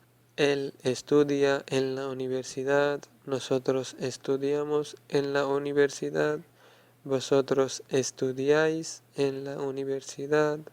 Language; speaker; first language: Spanish; non-native, fluent; Urdu